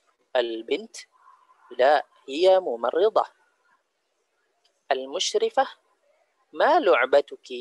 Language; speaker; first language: Arabic; non-native, fluent; Indonesian